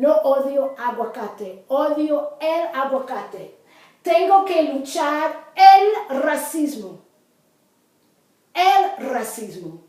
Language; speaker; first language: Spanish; non-native, fluent; English